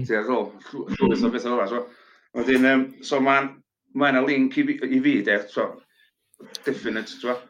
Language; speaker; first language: Welsh; native; Welsh